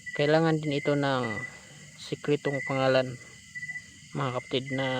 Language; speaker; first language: Filipino; non-native, local second language; Cebuano